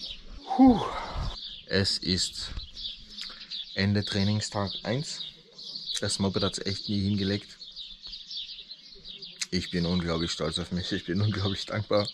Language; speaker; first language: German; native; German